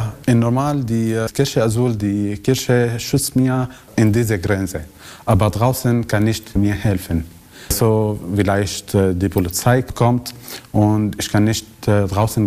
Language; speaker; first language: German; non-native, learner; Arabic